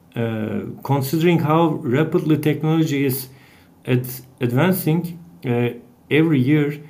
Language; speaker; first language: English; non-native, fluent; Turkish